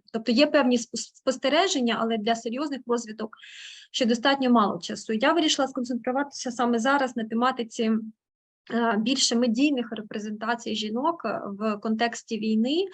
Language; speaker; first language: Ukrainian; native; Ukrainian